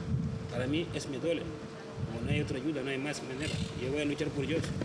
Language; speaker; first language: Spanish; non-native, learner; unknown